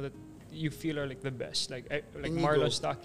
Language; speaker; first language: English; non-native, local second language; Cebuano